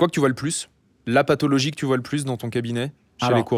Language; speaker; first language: French; native; French